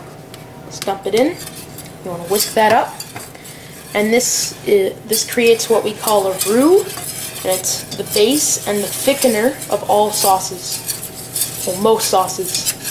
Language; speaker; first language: English; native; English